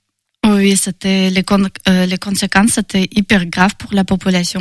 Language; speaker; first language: French; non-native, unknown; Russian